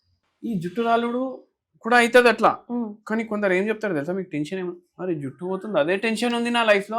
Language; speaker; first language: Telugu; native; Telugu